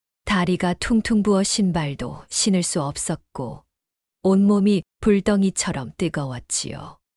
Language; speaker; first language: Korean; native; Korean